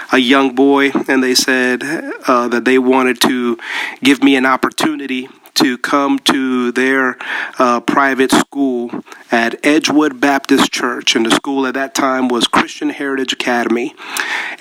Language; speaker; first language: English; early bilingual, other home language; Spanish